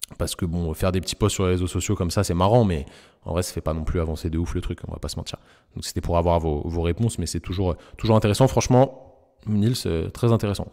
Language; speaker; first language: French; native; French